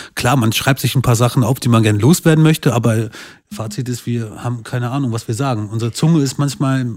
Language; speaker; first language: German; early bilingual, other home language; Albanian